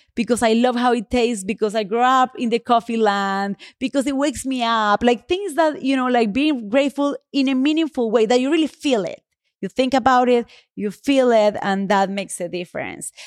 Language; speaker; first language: English; non-native, fluent; Spanish